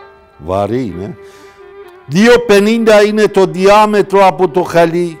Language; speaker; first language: Greek; non-native, learner; Persian